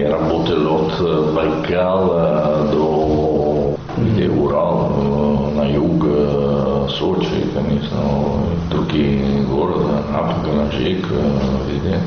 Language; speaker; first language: Russian; non-native, learner; Italian